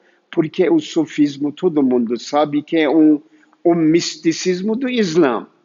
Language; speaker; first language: Portuguese; non-native, fluent; Turkish